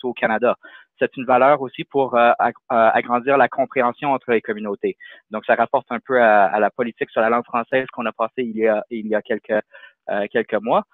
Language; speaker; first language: French; native; French